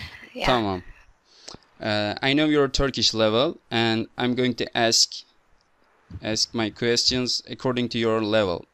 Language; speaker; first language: English; non-native, fluent; Turkish